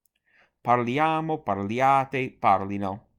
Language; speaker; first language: Italian; non-native, fluent; English